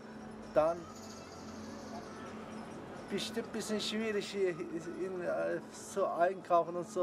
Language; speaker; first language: German; non-native, learner; Chinese